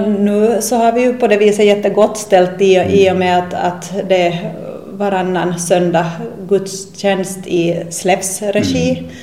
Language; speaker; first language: Swedish; native; Swedish